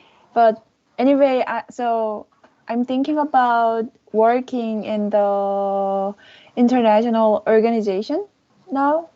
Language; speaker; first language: English; non-native, learner; Korean